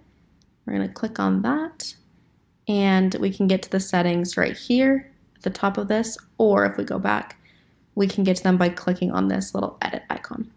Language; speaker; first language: English; native; English